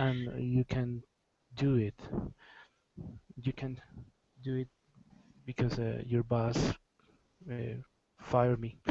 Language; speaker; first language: English; non-native, learner; Spanish